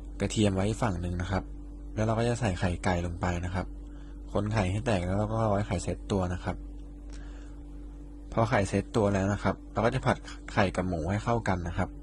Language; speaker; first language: Thai; native; Thai